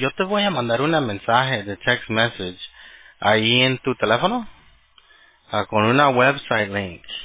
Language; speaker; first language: Spanish; early bilingual, heritage; Spanish